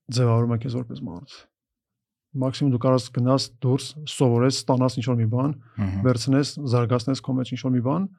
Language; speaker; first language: Armenian; native; Armenian